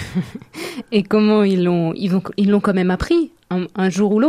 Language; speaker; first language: French; native; French